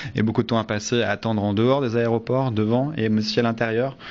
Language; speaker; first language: French; native; French